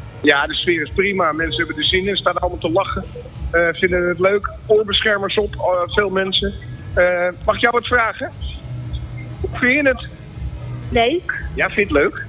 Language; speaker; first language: Dutch; native; Dutch